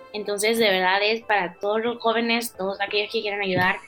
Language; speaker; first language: Spanish; native; Spanish